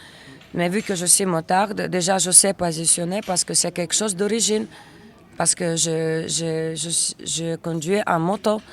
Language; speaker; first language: French; non-native, learner; Russian